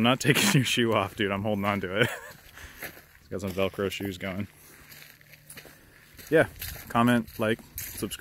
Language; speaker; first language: English; native; English